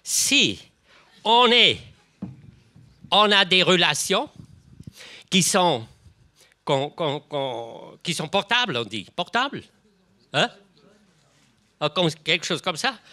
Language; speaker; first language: French; non-native, local second language; German